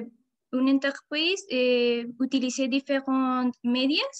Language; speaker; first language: French; non-native, learner; Spanish